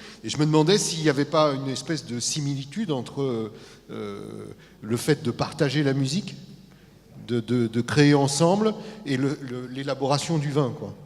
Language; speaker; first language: French; native; French